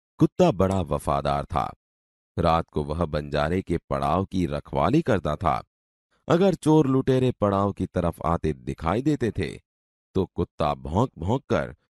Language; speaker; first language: Hindi; non-native, local second language; Gujarati